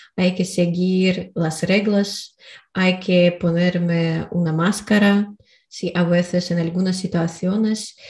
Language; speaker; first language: Spanish; non-native, learner; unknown